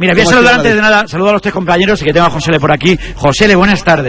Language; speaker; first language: Spanish; native; Spanish